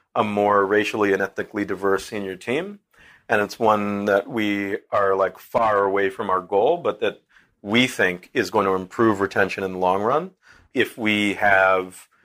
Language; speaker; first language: English; native; English